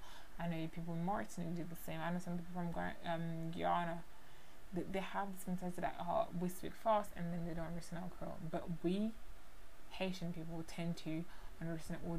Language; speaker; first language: English; non-native, fluent; Haitian Creole